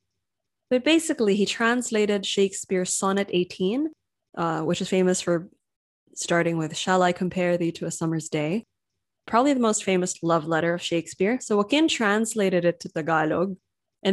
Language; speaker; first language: English; non-native, local second language; Filipino